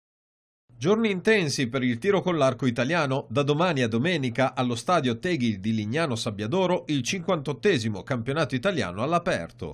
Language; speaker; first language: Italian; native; Italian